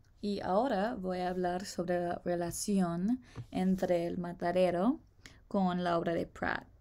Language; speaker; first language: Spanish; non-native, learner; English